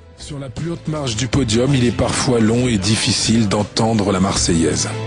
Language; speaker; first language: French; native; French